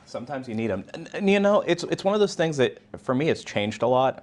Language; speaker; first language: English; native; English